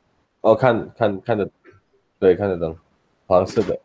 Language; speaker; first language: Chinese; non-native, learner; Indonesian